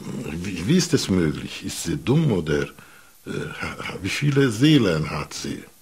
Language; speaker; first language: German; non-native, fluent; Hungarian